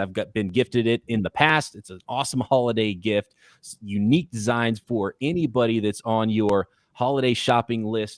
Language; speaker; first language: English; native; English